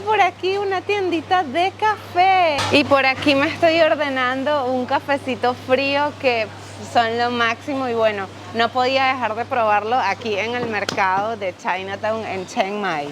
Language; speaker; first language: Spanish; native; Spanish